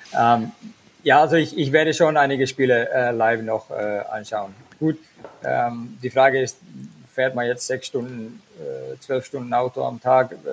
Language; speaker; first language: German; non-native, fluent; Finnish